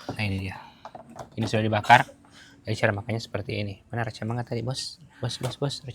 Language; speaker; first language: Malay; native; Malay